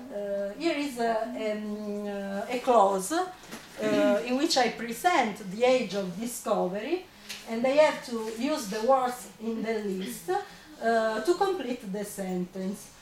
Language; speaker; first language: English; non-native, fluent; Italian